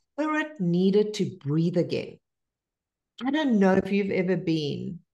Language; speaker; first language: English; non-native, fluent; Spanish